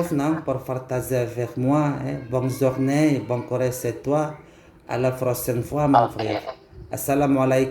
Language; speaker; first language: French; non-native, learner; Indonesian